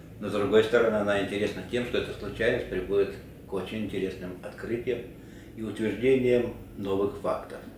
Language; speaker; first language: Russian; native; Russian